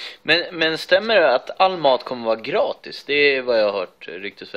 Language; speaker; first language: Swedish; native; Swedish